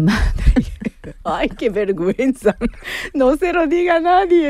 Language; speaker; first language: Spanish; non-native, fluent; Japanese